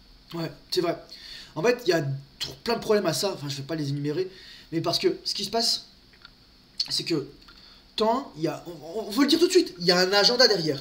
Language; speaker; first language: French; native; French